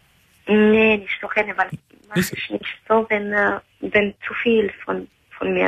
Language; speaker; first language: German; non-native, learner; Italian